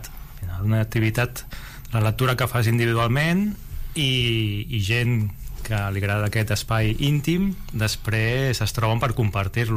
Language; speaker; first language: Catalan; native; Catalan